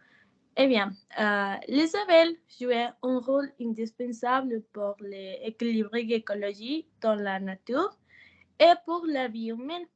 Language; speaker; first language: French; non-native, learner; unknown